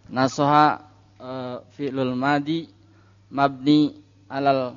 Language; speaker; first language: Arabic; non-native, learner; Indonesian